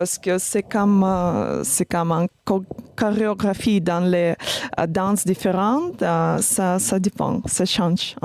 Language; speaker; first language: French; non-native, learner; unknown